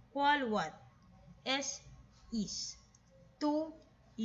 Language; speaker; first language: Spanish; non-native, fluent; Filipino